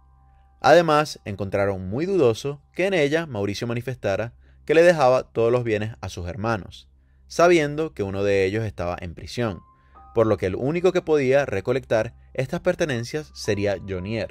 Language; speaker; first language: Spanish; native; Spanish